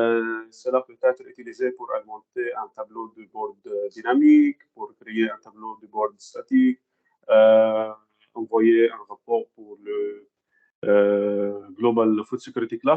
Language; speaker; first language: French; non-native, fluent; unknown